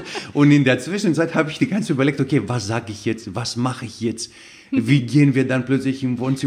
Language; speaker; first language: German; non-native, fluent; Greek